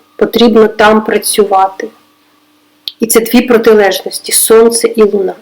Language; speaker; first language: Ukrainian; non-native, local second language; Russian